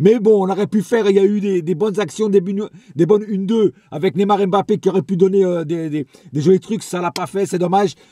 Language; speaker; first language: French; native; French